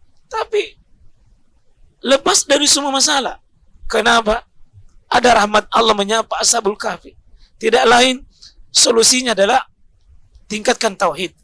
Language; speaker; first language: Indonesian; native; Indonesian